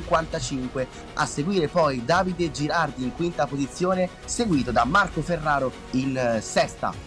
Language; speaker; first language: Italian; native; Italian